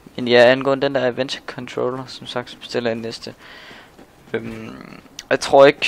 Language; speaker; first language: Danish; native; Danish